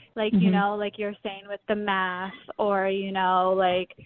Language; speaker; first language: English; native; English